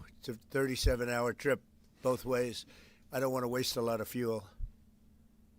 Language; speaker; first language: English; native; English